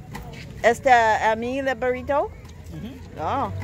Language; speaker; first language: Spanish; non-native, learner; English